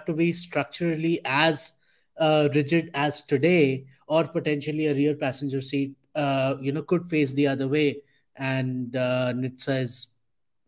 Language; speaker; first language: English; non-native, local second language; Hindi